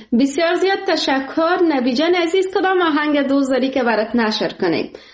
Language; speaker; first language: Persian; native; Persian